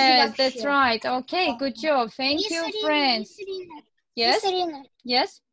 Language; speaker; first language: English; non-native, fluent; Russian